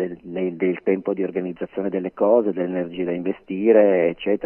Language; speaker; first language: Italian; native; Italian